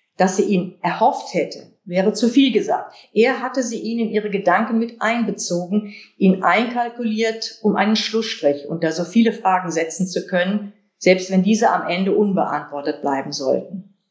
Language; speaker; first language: German; native; German